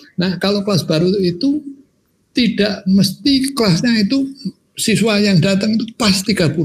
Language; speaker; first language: Indonesian; non-native, local second language; Javanese